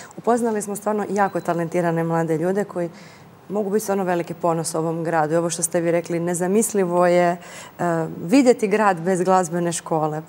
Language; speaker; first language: Croatian; native; Croatian